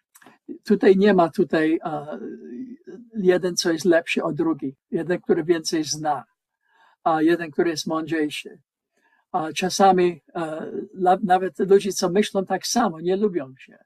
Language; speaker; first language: Polish; non-native, learner; English